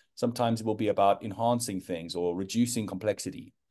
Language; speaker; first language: English; native; English